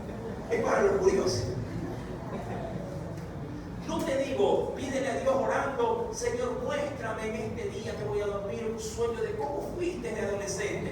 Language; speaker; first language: Spanish; native; Spanish